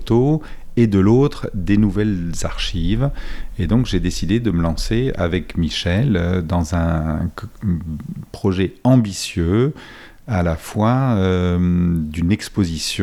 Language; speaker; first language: French; native; French